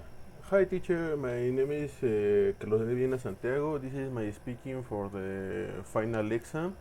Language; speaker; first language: English; non-native, learner; Spanish